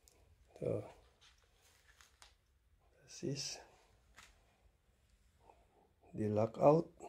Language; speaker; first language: German; non-native, learner; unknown